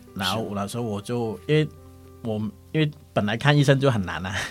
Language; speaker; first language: Chinese; non-native, local second language; Cantonese